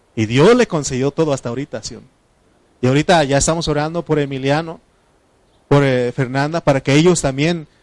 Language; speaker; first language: Spanish; non-native, local second language; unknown